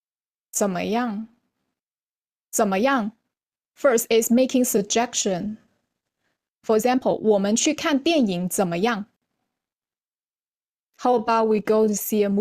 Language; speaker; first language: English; non-native, fluent; Chinese